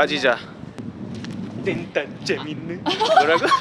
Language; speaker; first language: Korean; non-native, learner; English